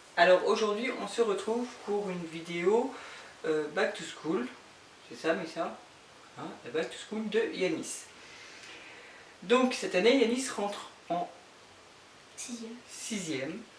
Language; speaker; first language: French; native; French